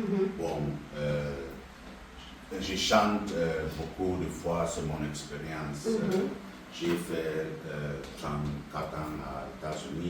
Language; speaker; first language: French; non-native, local second language; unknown